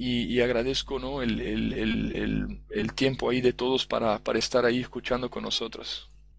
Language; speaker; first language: Spanish; non-native, fluent; Portuguese